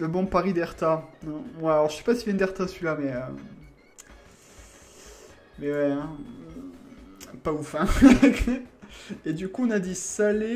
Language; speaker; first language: French; native; French